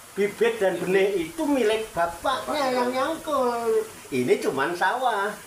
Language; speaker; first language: Indonesian; non-native, local second language; Javanese